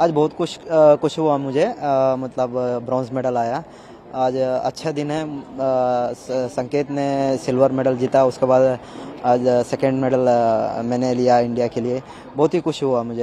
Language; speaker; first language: Hindi; non-native, local second language; Kannada